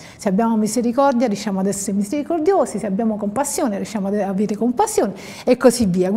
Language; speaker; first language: Italian; native; Italian